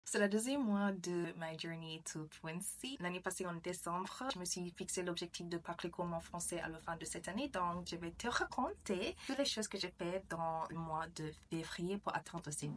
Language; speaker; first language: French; non-native, learner; English